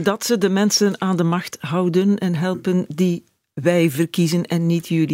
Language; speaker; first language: Dutch; native; Dutch